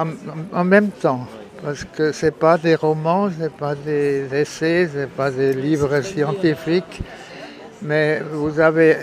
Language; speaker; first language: French; non-native, local second language; German